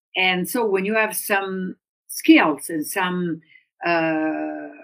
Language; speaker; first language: English; non-native, fluent; Italian